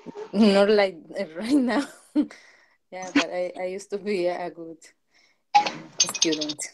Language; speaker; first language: English; non-native, learner; Spanish